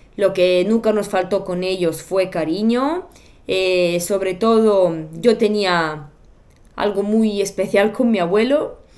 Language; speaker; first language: Spanish; non-native, fluent; Bulgarian